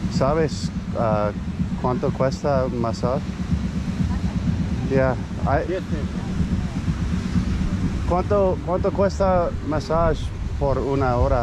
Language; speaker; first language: Spanish; non-native, learner; English